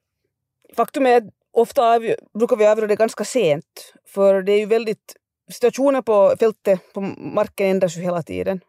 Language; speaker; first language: Swedish; native; Swedish